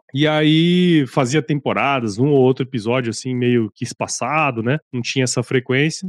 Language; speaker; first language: Portuguese; native; Portuguese